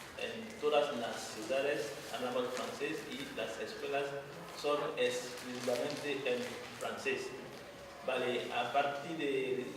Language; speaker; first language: Spanish; non-native, fluent; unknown